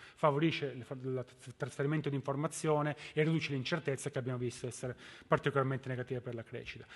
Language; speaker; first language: Italian; native; Italian